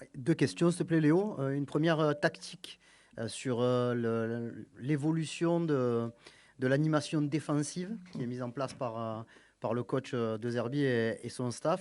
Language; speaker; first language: French; native; French